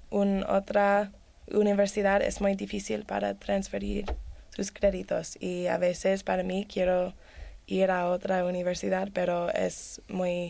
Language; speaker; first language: Spanish; non-native, learner; English